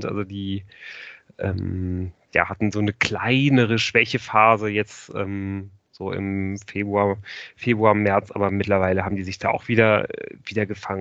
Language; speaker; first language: German; native; German